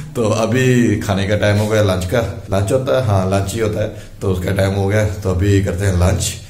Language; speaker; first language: Urdu; non-native, local second language; Punjabi